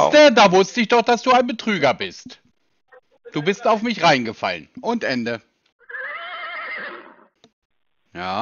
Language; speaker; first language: German; native; German